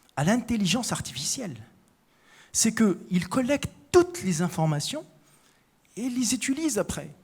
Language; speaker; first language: French; non-native, local second language; Arabic